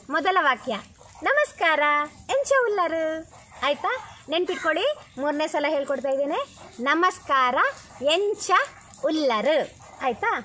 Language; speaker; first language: Kannada; non-native, local second language; Tulu